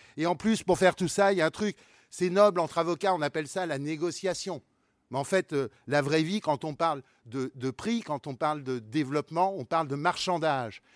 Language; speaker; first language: French; native; French